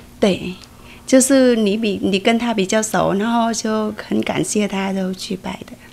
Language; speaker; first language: Chinese; non-native, fluent; Vietnamese